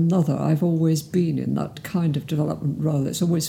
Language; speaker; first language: English; native; English